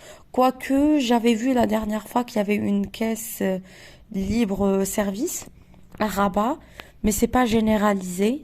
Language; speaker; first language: French; non-native, local second language; Arabic